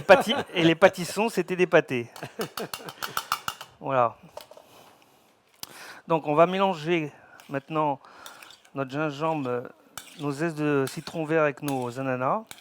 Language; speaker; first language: French; native; French